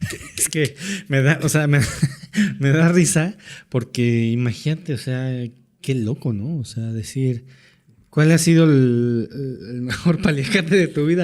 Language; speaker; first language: Spanish; native; Spanish